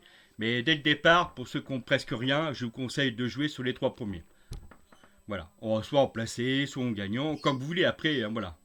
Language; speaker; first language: French; native; French